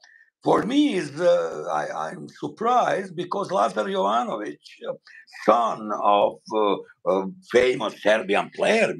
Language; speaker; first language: English; non-native, learner; Bosnian